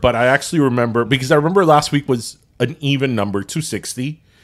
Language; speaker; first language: English; early bilingual, other home language; Spanish